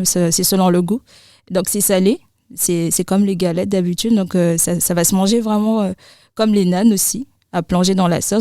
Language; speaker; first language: French; native; French